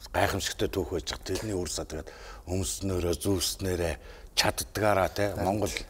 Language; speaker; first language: Mongolian; native; Mongolian